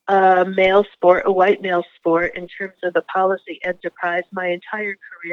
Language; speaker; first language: English; native; English